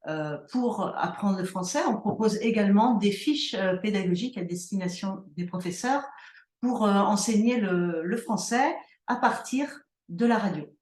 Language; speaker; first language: French; native; French